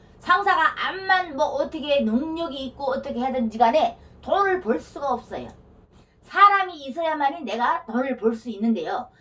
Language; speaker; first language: Korean; native; Korean